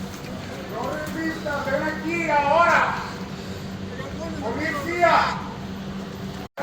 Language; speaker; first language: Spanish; non-native, learner; English